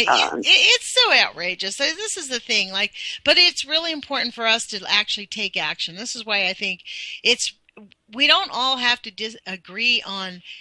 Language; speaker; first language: English; native; English